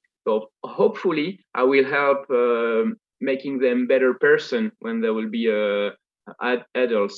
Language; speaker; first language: English; non-native, fluent; French